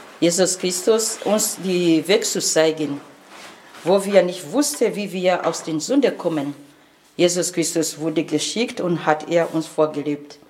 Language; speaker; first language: German; non-native, fluent; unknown